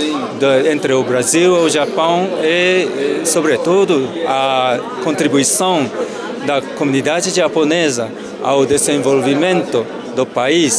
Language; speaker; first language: Portuguese; non-native, fluent; Japanese